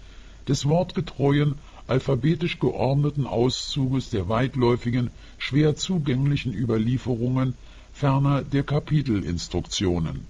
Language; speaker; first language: German; native; German